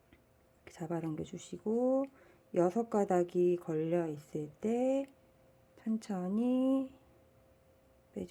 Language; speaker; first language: Korean; native; Korean